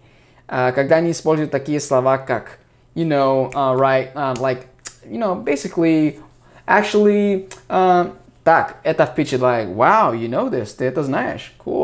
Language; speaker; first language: Russian; non-native, fluent; English